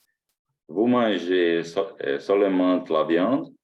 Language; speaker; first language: French; non-native, learner; Portuguese